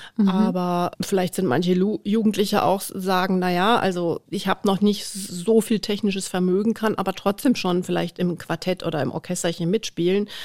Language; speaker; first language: German; native; German